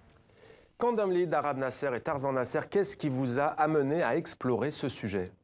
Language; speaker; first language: French; native; French